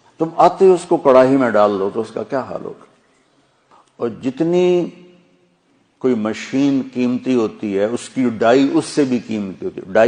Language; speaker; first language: Urdu; non-native, local second language; Punjabi